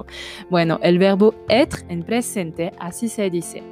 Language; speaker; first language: Spanish; non-native, fluent; French